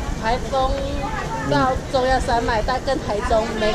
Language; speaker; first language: Chinese; native; Chinese